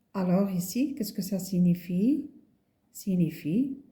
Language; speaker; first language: French; non-native, local second language; Arabic